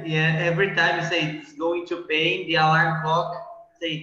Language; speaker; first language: English; non-native, fluent; Portuguese